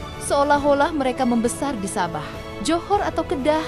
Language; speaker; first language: Malay; native; Malay